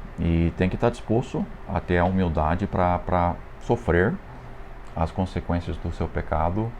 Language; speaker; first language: Portuguese; non-native, fluent; English